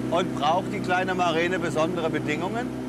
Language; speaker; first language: German; native; German